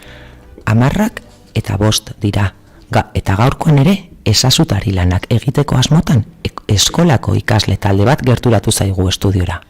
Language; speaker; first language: Basque; native; Basque